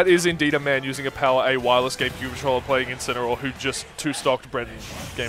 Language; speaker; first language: English; native; English